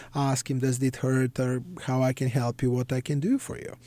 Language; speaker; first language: English; non-native, fluent; Serbian